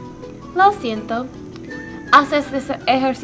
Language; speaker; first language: Spanish; non-native, learner; English